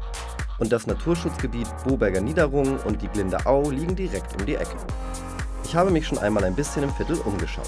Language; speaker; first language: German; native; German